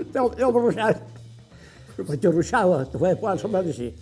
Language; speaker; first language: Catalan; native; Catalan